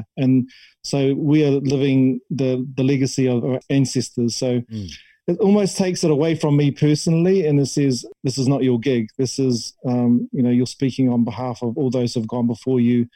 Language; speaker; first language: English; native; English